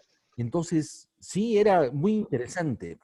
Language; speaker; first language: Spanish; native; Spanish